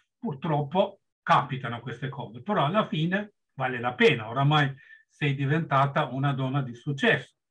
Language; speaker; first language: Italian; non-native, fluent; Albanian